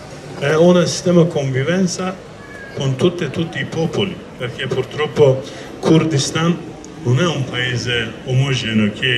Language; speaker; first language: Italian; non-native, learner; Kurdish